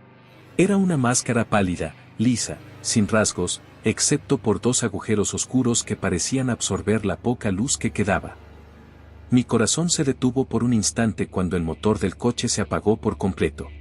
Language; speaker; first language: Spanish; native; Spanish